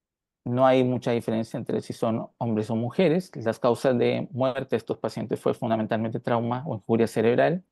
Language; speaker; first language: Spanish; native; Spanish